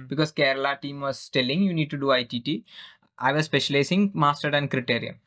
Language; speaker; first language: English; non-native, local second language; Malayalam